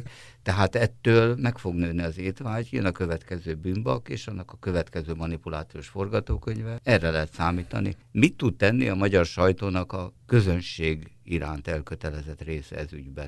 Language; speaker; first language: Hungarian; native; Hungarian